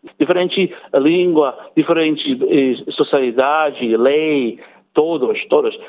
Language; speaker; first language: Portuguese; non-native, learner; English